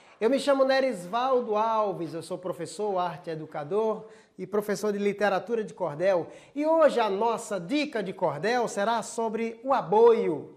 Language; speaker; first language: Portuguese; native; Portuguese